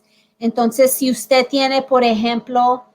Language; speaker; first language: Spanish; early bilingual, heritage; Spanish